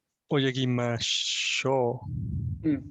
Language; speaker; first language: Japanese; non-native, learner; Spanish